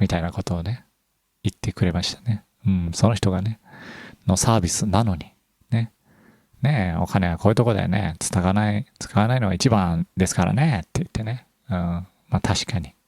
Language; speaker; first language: Japanese; native; Japanese